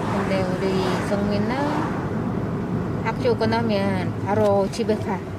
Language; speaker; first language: Korean; non-native, learner; Khmer